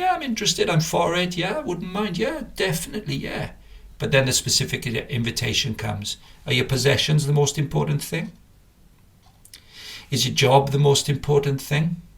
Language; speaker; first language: English; native; English